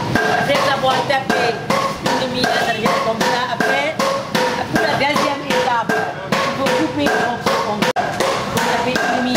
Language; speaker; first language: French; non-native, local second language; Burmese